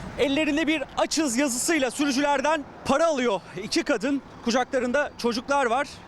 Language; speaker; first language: Turkish; native; Turkish